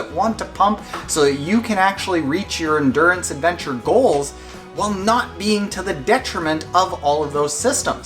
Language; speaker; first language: English; native; English